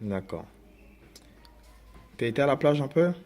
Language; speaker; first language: French; native; French